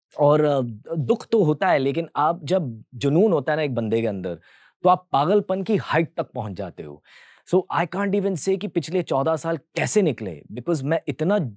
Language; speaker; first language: Hindi; early bilingual, heritage; Hindi